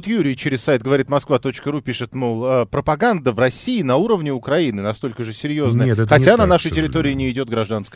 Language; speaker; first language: Russian; native; Russian